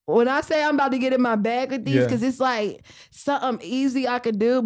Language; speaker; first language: English; native; English